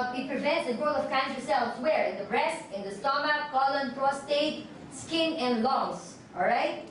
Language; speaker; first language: English; non-native, local second language; Filipino